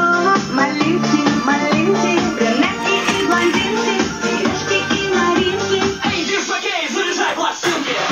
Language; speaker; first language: Russian; early bilingual, heritage; Russian